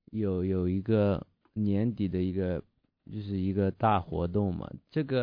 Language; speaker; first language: Chinese; early bilingual, heritage; Chinese